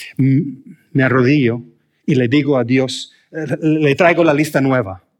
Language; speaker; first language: Spanish; non-native, fluent; English